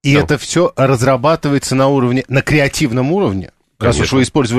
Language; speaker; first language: Russian; native; Russian